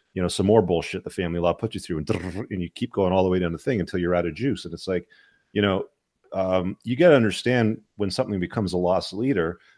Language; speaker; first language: English; native; English